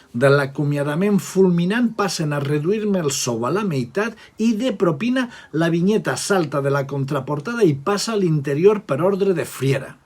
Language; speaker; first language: Catalan; non-native, local second language; Spanish